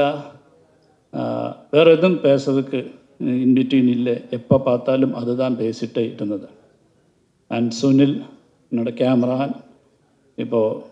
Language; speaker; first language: Tamil; non-native, learner; Malayalam